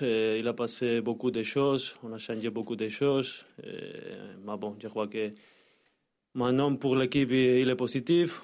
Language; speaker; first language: French; non-native, learner; Spanish